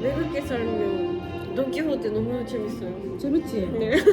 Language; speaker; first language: Korean; non-native, learner; Japanese